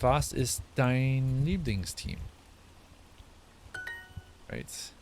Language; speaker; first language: German; non-native, learner; English